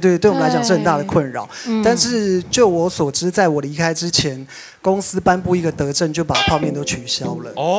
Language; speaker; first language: Chinese; native; Chinese